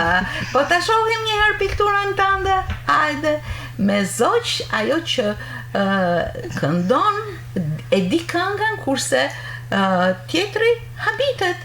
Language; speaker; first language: Albanian; native; Albanian